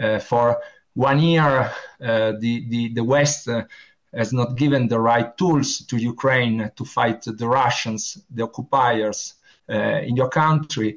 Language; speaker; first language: English; non-native, learner; Italian